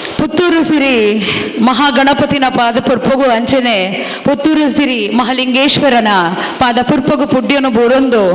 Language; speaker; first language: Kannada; non-native, local second language; Tulu